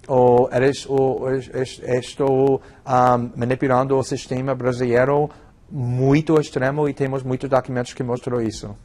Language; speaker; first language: Portuguese; non-native, fluent; English